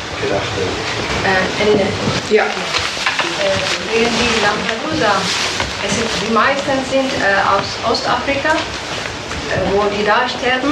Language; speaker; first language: German; non-native, learner; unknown